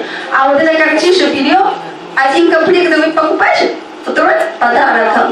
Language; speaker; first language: Russian; non-native, learner; Chinese